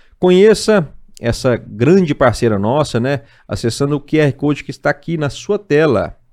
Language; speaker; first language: Portuguese; native; Portuguese